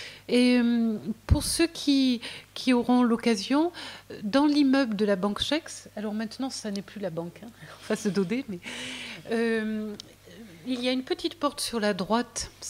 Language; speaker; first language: French; native; French